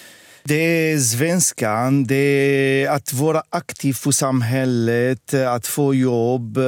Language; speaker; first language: Swedish; non-native, fluent; Arabic